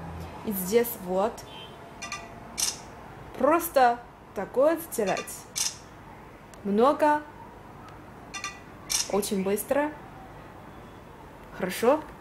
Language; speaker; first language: Russian; non-native, learner; Chinese